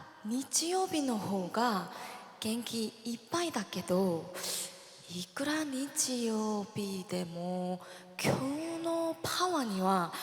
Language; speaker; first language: Japanese; non-native, learner; Korean